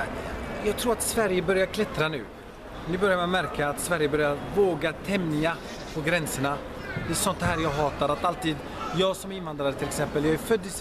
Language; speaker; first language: Swedish; early bilingual, other home language; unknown